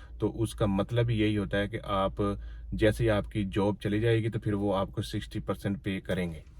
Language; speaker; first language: Urdu; non-native, local second language; Punjabi